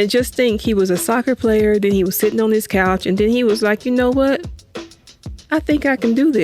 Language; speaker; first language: English; native; English